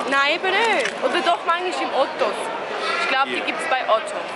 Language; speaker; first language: German; early bilingual, other home language; Albanian